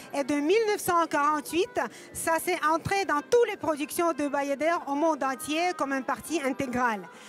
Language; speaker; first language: French; non-native, fluent; Russian